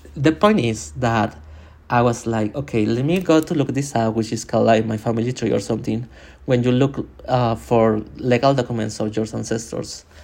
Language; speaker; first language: English; non-native, fluent; Spanish